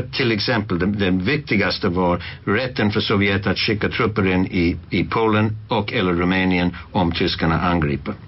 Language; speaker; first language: Swedish; non-native, fluent; English